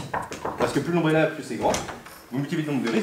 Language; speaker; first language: French; native; French